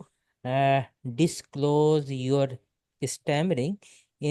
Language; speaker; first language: English; non-native, local second language; Urdu